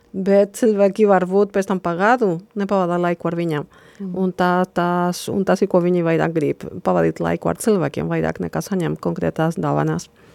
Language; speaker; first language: Latvian; non-native, fluent; Spanish